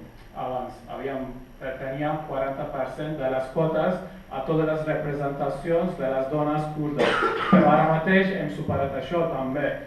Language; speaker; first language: Catalan; non-native, fluent; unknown